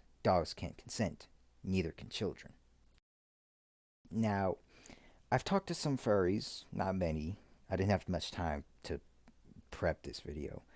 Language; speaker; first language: English; native; English